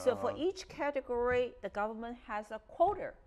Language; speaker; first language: English; non-native, fluent; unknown